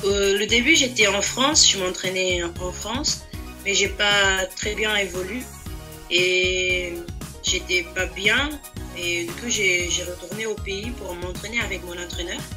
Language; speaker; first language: French; non-native, fluent; Portuguese